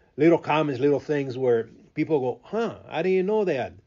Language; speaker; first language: English; non-native, fluent; Spanish